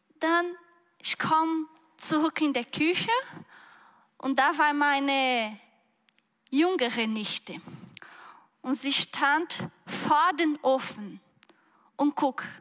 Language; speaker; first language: German; non-native, learner; Portuguese